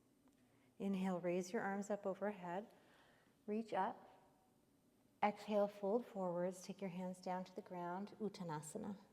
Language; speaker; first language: English; native; English